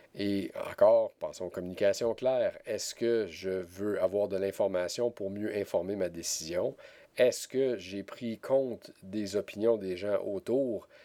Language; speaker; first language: French; native; French